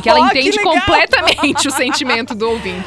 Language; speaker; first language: Portuguese; native; Portuguese